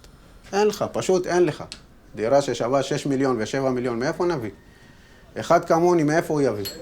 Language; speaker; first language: Hebrew; native; Hebrew